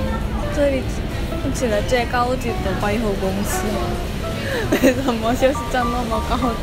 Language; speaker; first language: Chinese; non-native, learner; Korean